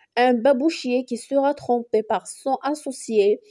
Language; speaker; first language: French; non-native, local second language; Arabic